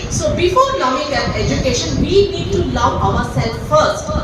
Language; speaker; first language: English; non-native, local second language; Kannada